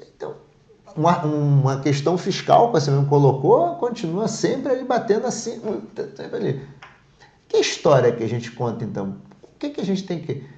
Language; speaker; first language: Portuguese; native; Portuguese